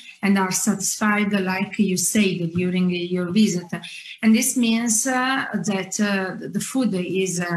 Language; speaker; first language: English; non-native, fluent; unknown